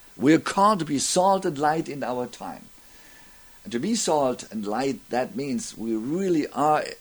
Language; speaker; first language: English; non-native, fluent; German